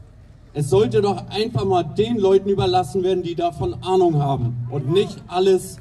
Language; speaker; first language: German; native; German